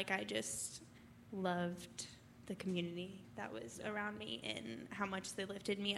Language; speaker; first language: English; native; English